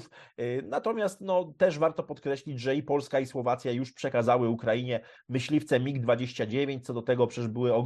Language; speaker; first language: Polish; native; Polish